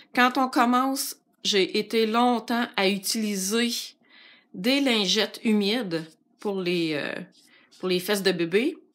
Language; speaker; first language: French; native; French